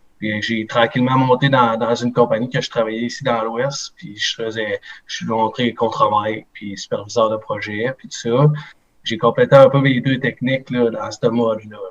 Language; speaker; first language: French; native; French